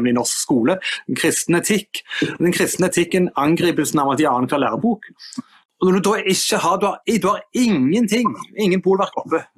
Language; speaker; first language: Norwegian; native; Norwegian